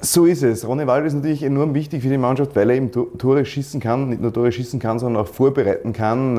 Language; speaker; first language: German; native; German